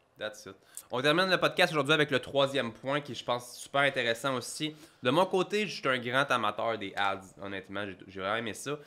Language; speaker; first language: French; native; French